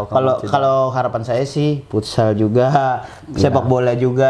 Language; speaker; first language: Indonesian; native; Indonesian